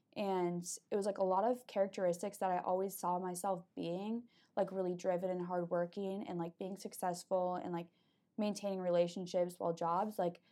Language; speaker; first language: English; native; English